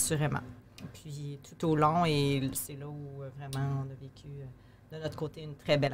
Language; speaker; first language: French; native; French